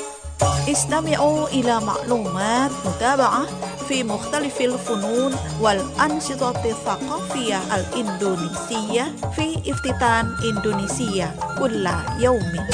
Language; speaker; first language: Arabic; non-native, fluent; Indonesian